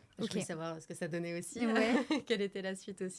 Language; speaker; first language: French; native; French